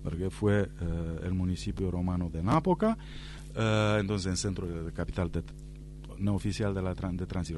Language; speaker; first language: Spanish; non-native, fluent; Romanian